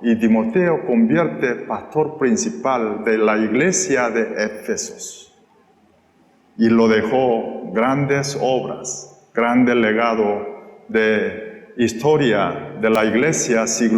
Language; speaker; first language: Spanish; non-native, fluent; Korean